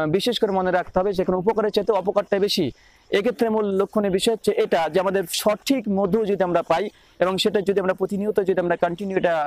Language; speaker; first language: Bangla; native; Bangla